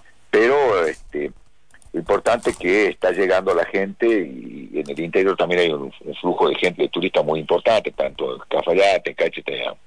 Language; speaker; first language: Spanish; native; Spanish